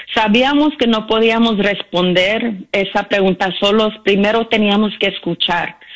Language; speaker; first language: Spanish; early bilingual, heritage; Spanish